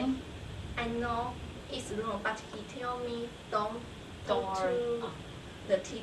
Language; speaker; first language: English; non-native, learner; Chinese